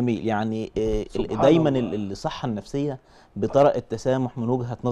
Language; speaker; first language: Arabic; native; Arabic